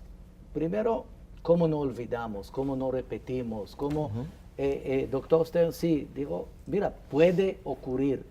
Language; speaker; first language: Spanish; non-native, fluent; Hebrew